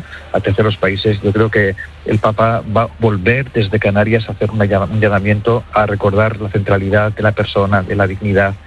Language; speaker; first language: Spanish; native; Spanish